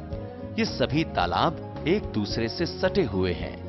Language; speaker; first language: Hindi; native; Hindi